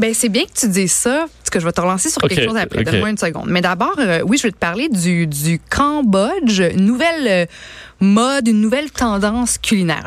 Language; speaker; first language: French; native; French